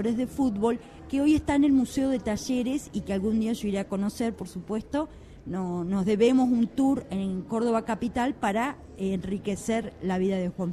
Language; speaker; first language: Spanish; native; Spanish